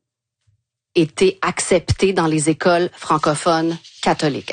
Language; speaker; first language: French; native; French